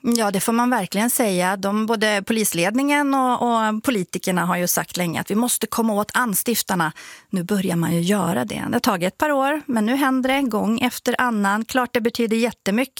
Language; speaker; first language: Swedish; native; Swedish